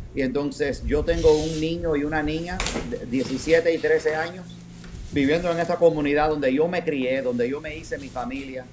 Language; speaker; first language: Spanish; early bilingual, heritage; Spanish